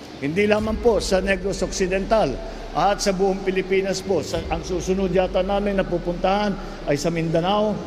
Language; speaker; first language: Filipino; native; Filipino